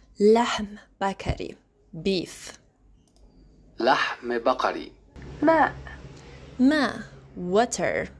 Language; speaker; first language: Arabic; non-native, learner; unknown